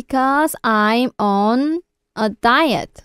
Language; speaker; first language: English; non-native, learner; Korean